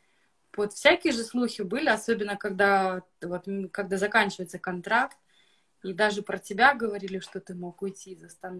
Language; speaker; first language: Russian; native; Russian